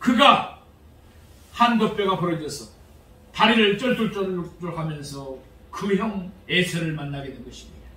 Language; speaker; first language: Korean; native; Korean